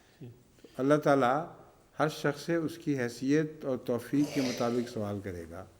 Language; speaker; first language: Urdu; native; Urdu